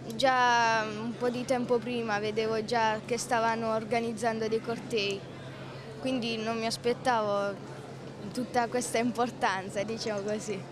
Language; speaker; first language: Italian; native; Italian